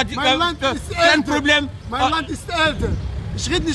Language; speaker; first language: German; non-native, learner; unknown